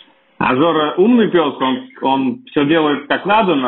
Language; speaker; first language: Russian; native; Russian